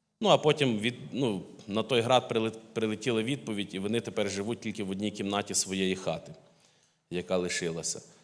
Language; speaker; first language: Ukrainian; native; Ukrainian